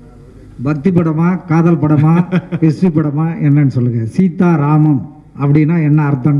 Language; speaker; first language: Tamil; native; Tamil